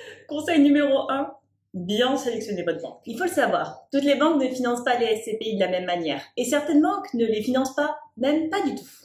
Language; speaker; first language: French; native; French